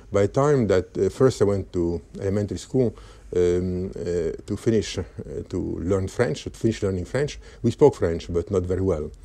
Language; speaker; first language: English; non-native, fluent; Polish